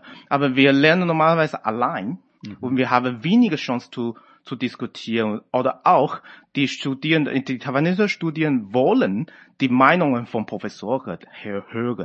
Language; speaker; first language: German; non-native, fluent; Chinese